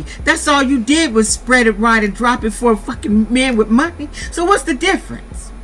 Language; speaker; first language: English; native; English